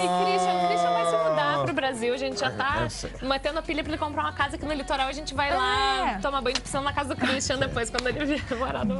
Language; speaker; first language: Portuguese; native; Portuguese